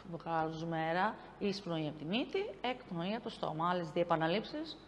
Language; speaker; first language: Greek; native; Greek